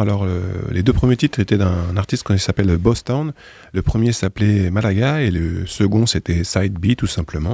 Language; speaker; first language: French; native; French